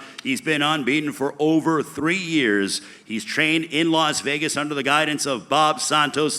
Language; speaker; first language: English; native; English